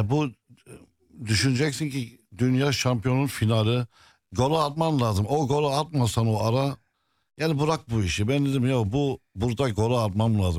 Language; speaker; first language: Turkish; non-native, fluent; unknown